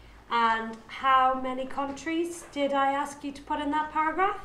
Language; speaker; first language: English; native; English